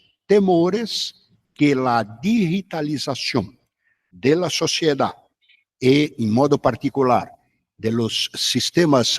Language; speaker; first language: Spanish; non-native, fluent; Portuguese